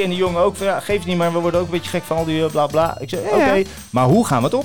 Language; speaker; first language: Dutch; native; Dutch